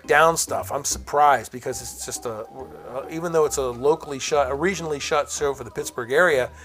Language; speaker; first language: English; native; English